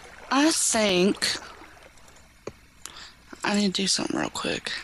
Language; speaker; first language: English; native; English